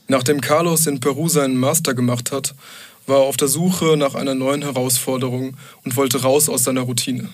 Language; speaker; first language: German; native; German